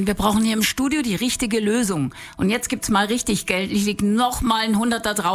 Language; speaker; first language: German; native; German